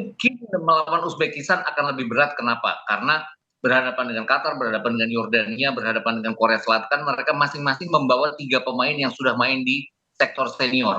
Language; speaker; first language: Indonesian; native; Indonesian